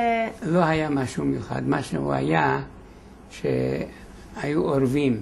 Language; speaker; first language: Hebrew; non-native, fluent; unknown